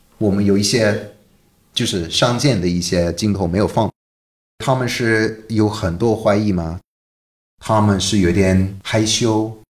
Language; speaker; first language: Chinese; non-native, fluent; English